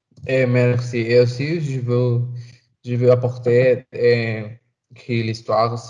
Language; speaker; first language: French; non-native, learner; Spanish